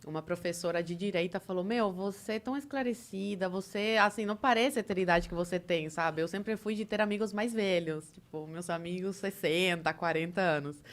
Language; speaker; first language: Portuguese; non-native, fluent; Spanish